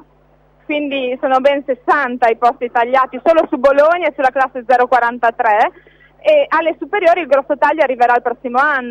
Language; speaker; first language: Italian; native; Italian